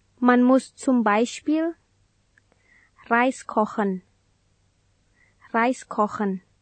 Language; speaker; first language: German; non-native, fluent; Indonesian